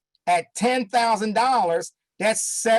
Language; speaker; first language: English; native; English